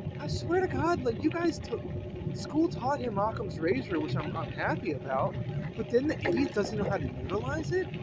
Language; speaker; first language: English; native; English